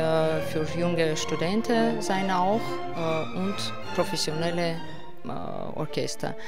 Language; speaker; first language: German; non-native, learner; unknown